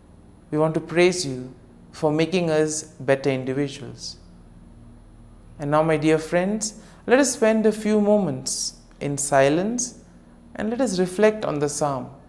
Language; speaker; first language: English; non-native, local second language; Konkani